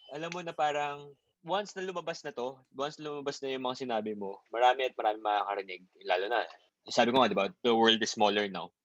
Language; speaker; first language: Filipino; non-native, local second language; Bikol